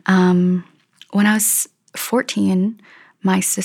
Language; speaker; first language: English; native; English